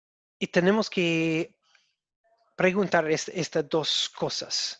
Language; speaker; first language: Spanish; non-native, learner; English